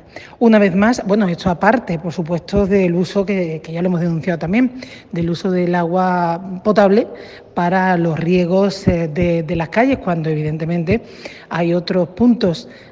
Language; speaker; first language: Spanish; native; Spanish